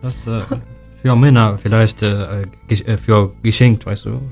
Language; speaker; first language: German; non-native, learner; Arabic